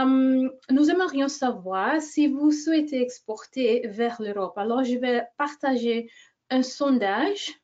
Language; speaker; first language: French; non-native, fluent; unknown